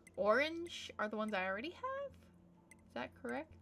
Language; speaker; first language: English; native; English